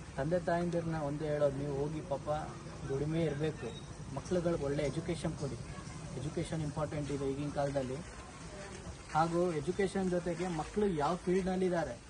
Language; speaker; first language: Kannada; non-native, local second language; Lambadi